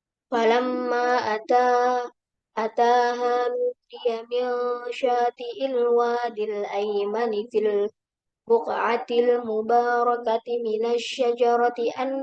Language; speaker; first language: Arabic; non-native, learner; Indonesian